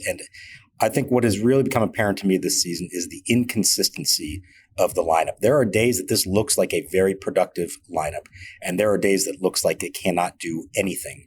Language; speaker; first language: English; native; English